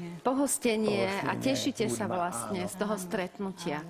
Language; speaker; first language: Slovak; native; Slovak